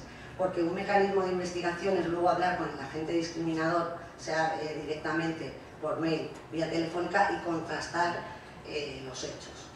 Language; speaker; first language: Spanish; native; Spanish